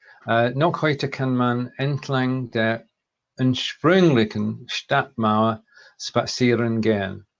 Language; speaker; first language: German; non-native, learner; English